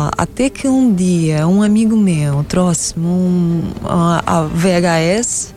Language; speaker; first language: Portuguese; non-native, fluent; Russian